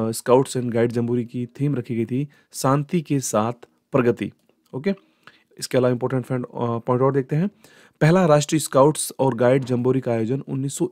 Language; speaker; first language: Hindi; native; Hindi